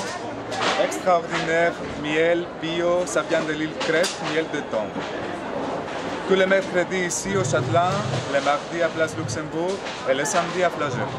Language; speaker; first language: French; non-native, fluent; Greek